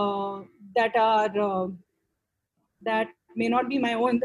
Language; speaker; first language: English; non-native, local second language; Hindi